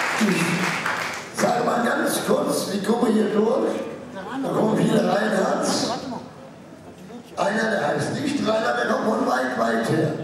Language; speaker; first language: German; non-native, local second language; Romany